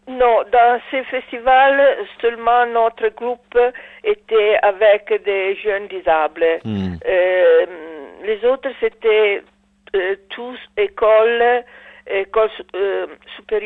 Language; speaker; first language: French; non-native, learner; Italian